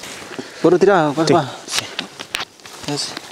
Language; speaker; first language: Portuguese; non-native, learner; Vietnamese